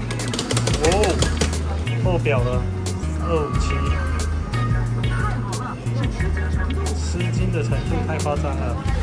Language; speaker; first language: Chinese; native; Chinese